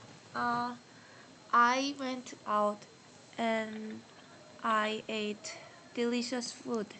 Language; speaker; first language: English; non-native, learner; Korean